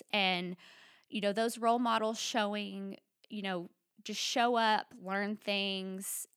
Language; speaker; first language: English; native; English